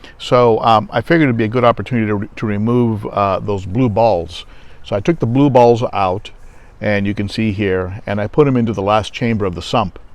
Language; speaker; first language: English; native; English